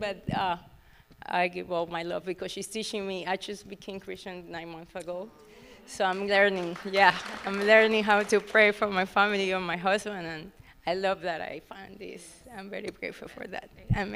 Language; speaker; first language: English; non-native, learner; Spanish